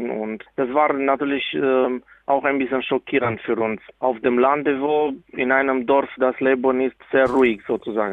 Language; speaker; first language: German; non-native, fluent; Romanian